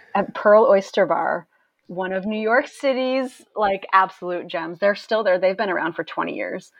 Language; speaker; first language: English; native; English